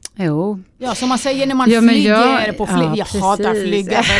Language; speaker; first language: Swedish; non-native, fluent; Greek